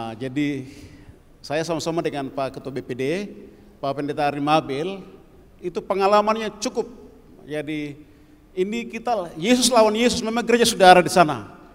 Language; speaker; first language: Indonesian; non-native, local second language; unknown